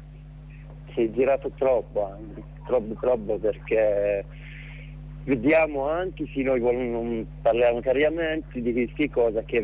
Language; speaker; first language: Italian; non-native, learner; Arabic